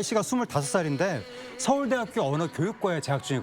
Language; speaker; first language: Korean; native; Korean